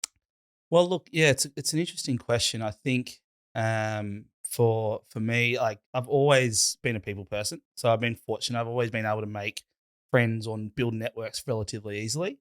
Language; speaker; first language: English; native; English